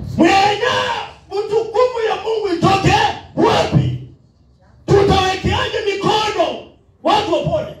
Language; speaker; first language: Swahili; non-native, local second language; Luyia